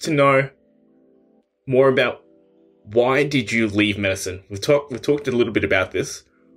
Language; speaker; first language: English; native; English